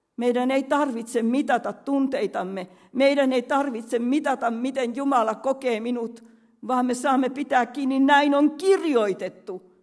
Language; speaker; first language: Finnish; native; Finnish